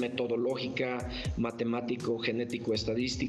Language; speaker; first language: Spanish; native; Spanish